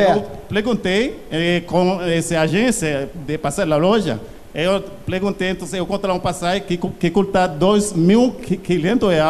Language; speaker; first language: Portuguese; non-native, learner; Haitian Creole